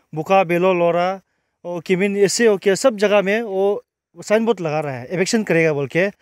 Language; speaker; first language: Hindi; non-native, local second language; Nyishi